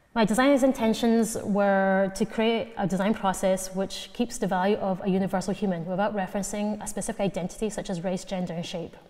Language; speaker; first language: English; native; English